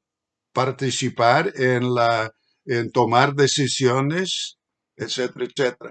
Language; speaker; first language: Spanish; non-native, fluent; English